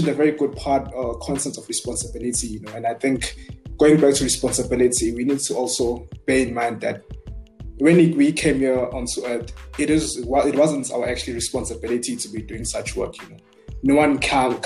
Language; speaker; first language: English; non-native, local second language; Zulu